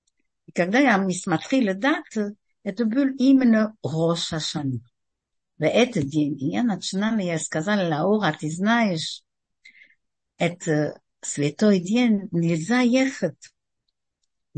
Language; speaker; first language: Russian; early bilingual, heritage; Russian